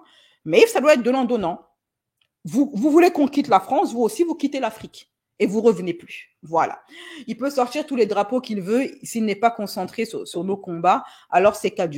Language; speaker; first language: French; native; French